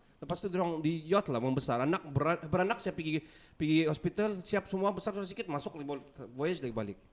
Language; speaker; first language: Malay; native; Malay